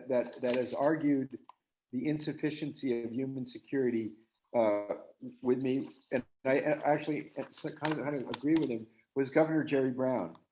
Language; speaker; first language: English; native; English